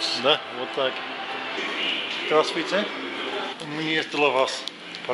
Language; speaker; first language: Russian; non-native, learner; English